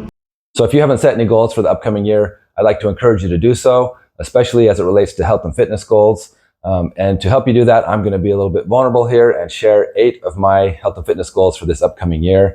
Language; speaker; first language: English; native; English